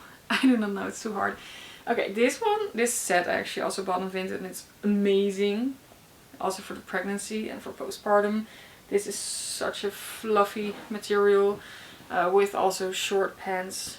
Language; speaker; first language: English; non-native, fluent; Dutch